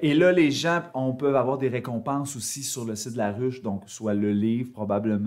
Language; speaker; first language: French; native; French